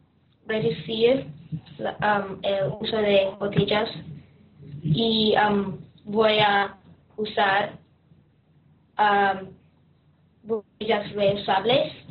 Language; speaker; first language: Spanish; non-native, learner; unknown